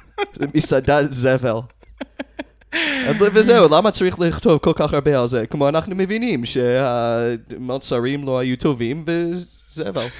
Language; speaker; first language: Hebrew; non-native, fluent; English